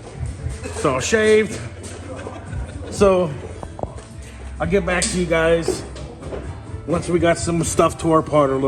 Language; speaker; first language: English; native; English